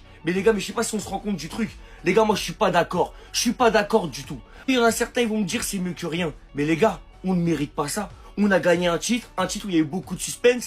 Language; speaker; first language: French; native; French